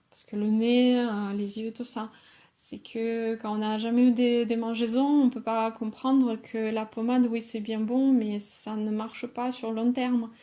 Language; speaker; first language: French; non-native, fluent; Russian